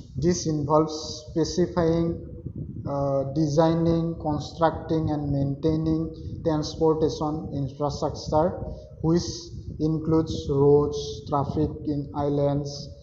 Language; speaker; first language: English; non-native, local second language; Assamese